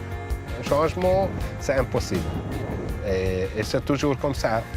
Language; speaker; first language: French; non-native, learner; Hungarian